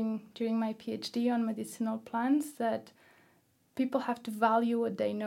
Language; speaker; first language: English; non-native, fluent; Spanish